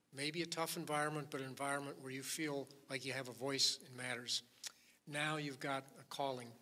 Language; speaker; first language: English; native; English